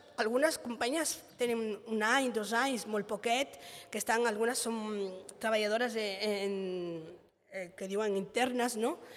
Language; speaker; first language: Catalan; non-native, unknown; Spanish